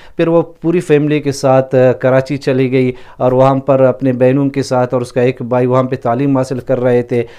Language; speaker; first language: Urdu; non-native, local second language; Baluchi